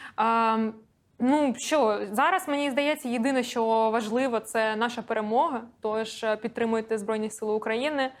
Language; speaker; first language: Ukrainian; non-native, local second language; Russian